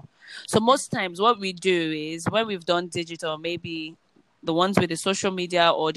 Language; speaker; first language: English; non-native, local second language; Igbo